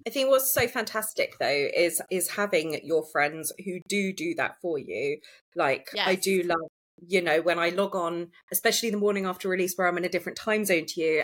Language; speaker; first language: English; native; English